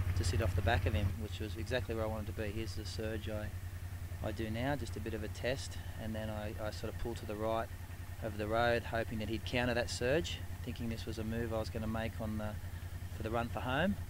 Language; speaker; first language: English; native; English